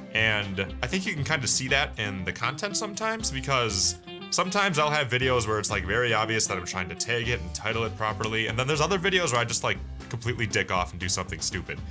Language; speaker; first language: English; native; English